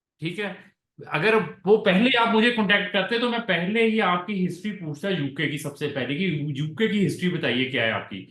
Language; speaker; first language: Hindi; non-native, local second language; Punjabi